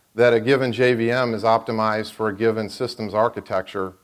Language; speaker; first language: English; native; English